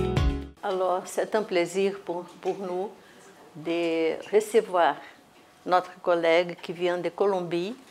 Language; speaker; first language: French; non-native, fluent; Portuguese